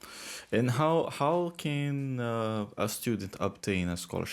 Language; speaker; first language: English; non-native, fluent; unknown